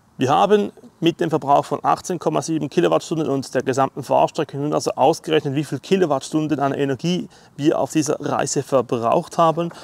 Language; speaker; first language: German; native; German